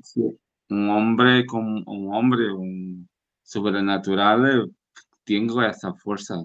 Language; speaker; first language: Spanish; non-native, learner; Portuguese